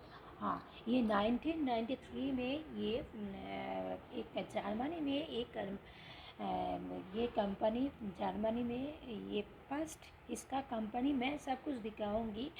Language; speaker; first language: Hindi; non-native, local second language; Bangla